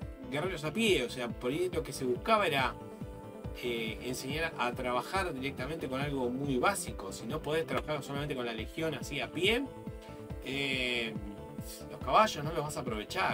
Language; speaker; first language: Spanish; native; Spanish